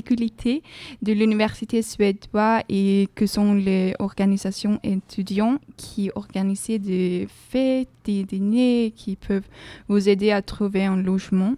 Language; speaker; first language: French; non-native, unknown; Swedish